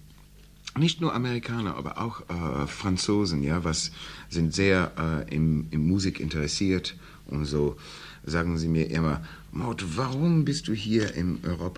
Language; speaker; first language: German; non-native, learner; English